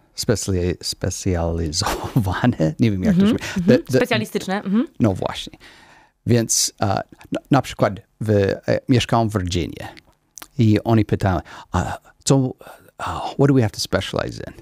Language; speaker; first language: Polish; non-native, learner; English